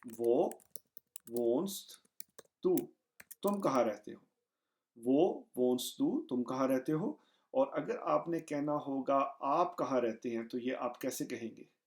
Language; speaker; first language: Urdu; non-native, local second language; Punjabi